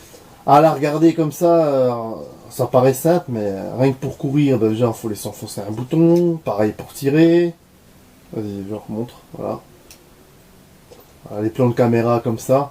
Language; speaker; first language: French; native; French